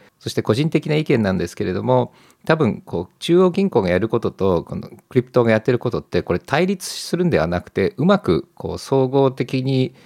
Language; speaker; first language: Japanese; native; Japanese